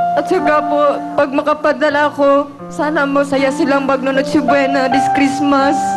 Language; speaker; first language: Filipino; non-native, local second language; Cebuano